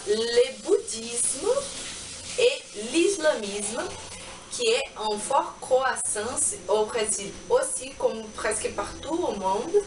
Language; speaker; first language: French; non-native, learner; Portuguese